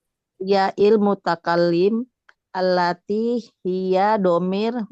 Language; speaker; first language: Arabic; non-native, learner; Indonesian